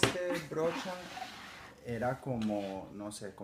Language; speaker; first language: Spanish; early bilingual, heritage; Spanish